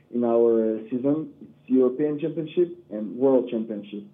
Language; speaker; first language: English; non-native, learner; Hebrew